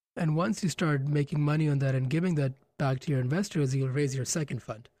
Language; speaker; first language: English; non-native, local second language; Hindi